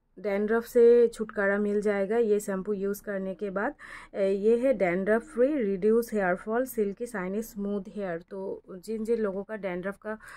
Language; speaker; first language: Hindi; non-native, local second language; Bangla